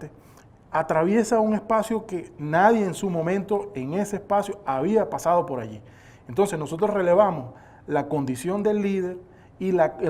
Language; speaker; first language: Spanish; native; Spanish